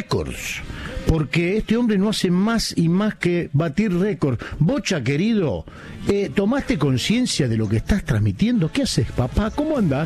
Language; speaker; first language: Spanish; native; Spanish